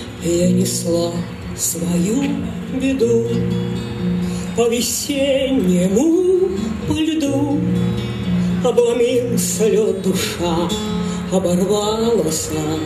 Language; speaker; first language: Russian; native; Russian